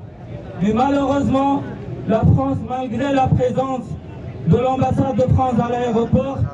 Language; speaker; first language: French; non-native, fluent; Persian